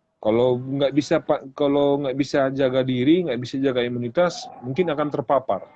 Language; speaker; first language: Indonesian; native; Indonesian